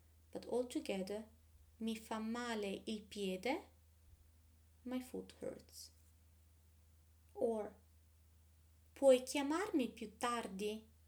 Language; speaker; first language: Italian; native; Italian